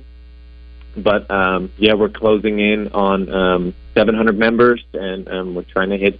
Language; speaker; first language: English; non-native, fluent; Dutch